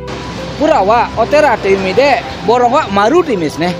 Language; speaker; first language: Japanese; non-native, fluent; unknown